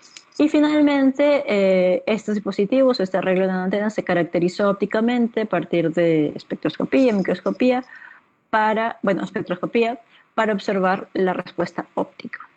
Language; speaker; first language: Spanish; native; Spanish